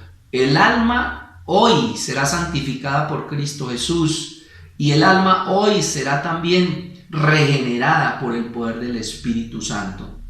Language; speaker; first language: Spanish; native; Spanish